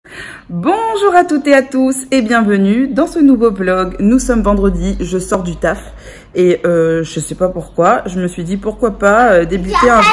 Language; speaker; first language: French; native; French